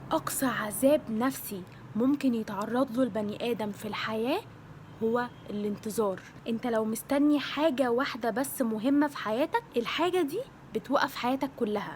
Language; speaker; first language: Arabic; native; Arabic